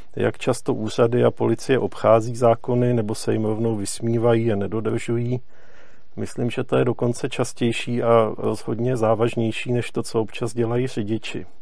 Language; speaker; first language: Czech; native; Czech